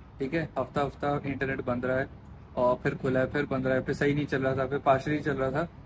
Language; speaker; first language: Urdu; native; Urdu